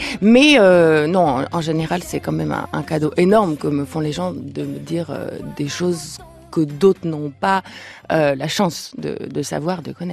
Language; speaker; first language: French; non-native, fluent; Lithuanian